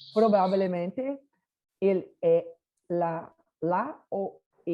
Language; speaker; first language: Spanish; non-native, learner; Portuguese